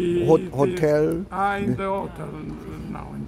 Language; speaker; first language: English; non-native, learner; Italian